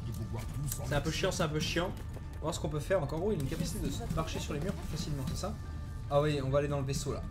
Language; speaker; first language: French; native; French